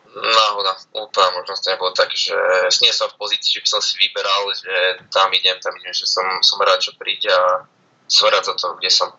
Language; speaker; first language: Slovak; native; Slovak